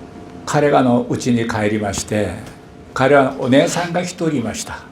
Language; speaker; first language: Japanese; non-native, fluent; Korean